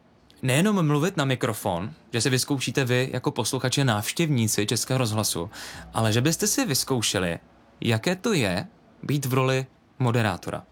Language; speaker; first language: Czech; native; Czech